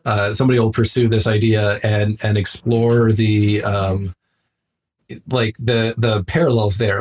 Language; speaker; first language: English; native; English